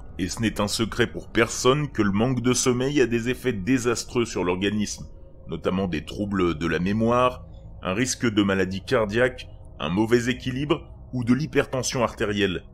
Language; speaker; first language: French; native; French